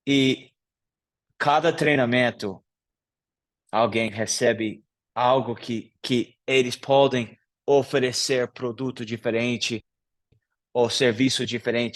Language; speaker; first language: Portuguese; non-native, learner; English